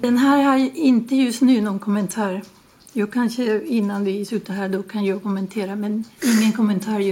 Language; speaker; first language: Swedish; non-native, fluent; Spanish